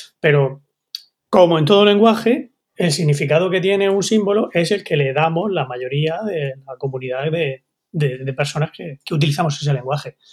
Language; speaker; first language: Spanish; native; Spanish